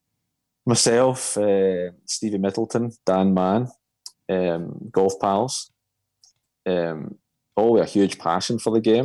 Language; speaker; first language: English; native; English